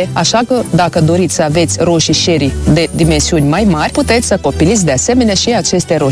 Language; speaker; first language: Romanian; native; Romanian